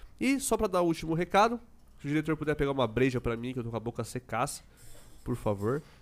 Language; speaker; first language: Portuguese; native; Portuguese